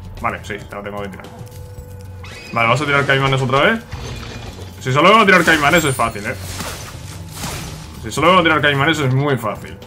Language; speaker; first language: Spanish; native; Spanish